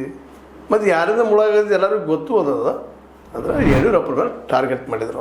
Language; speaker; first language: Kannada; native; Kannada